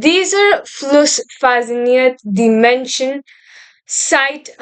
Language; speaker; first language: German; non-native, fluent; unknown